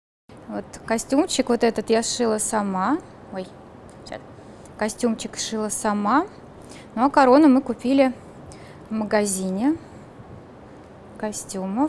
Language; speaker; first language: Russian; native; Russian